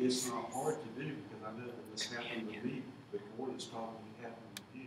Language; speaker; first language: English; native; English